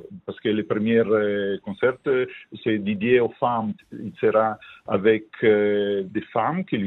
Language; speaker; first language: French; non-native, learner; Italian